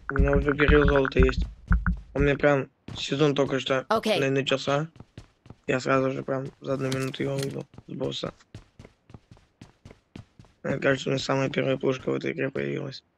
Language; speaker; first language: Russian; native; Russian